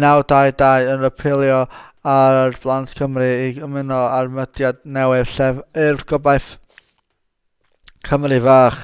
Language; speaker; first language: Welsh; non-native, local second language; English